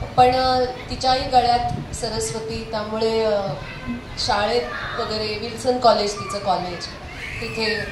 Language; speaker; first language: Marathi; non-native, local second language; Konkani